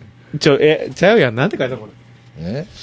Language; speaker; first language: Japanese; native; Japanese